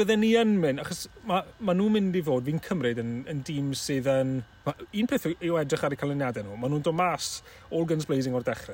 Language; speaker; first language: Welsh; native; Welsh